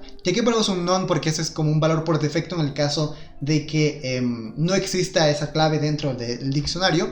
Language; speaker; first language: Spanish; native; Spanish